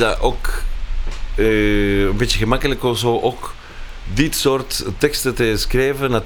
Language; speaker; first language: Dutch; non-native, fluent; Spanish